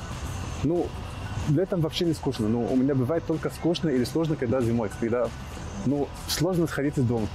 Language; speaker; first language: Russian; non-native, fluent; Arabic